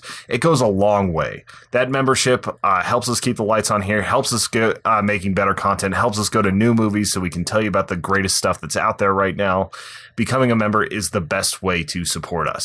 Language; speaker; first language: English; native; English